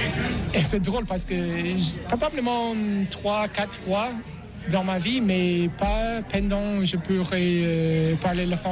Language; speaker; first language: French; non-native, learner; English